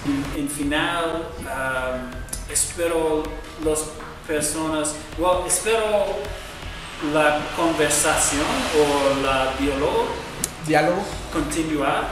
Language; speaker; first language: Spanish; non-native, learner; English